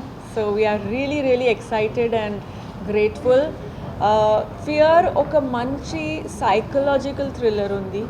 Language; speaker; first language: Telugu; non-native, fluent; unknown